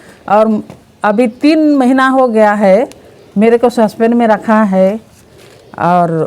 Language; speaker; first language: Hindi; non-native, local second language; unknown